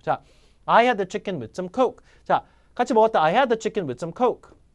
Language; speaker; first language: English; non-native, fluent; Korean